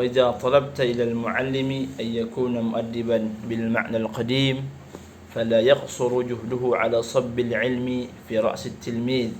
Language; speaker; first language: Arabic; non-native, learner; Banjar